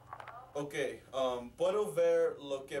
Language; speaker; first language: Spanish; non-native, learner; English